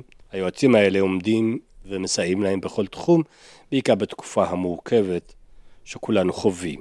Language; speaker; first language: Hebrew; native; Hebrew